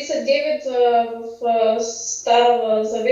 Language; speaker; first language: Russian; non-native, fluent; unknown